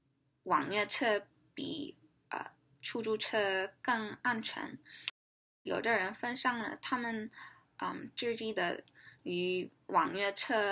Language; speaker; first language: Chinese; non-native, learner; English